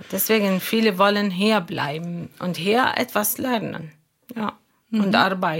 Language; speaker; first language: German; non-native, learner; Arabic